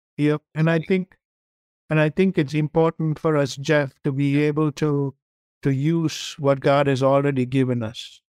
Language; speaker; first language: English; non-native, local second language; Tamil